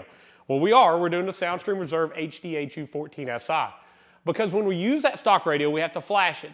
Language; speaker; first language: English; native; English